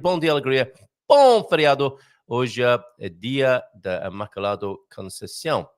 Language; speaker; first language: Portuguese; non-native, learner; English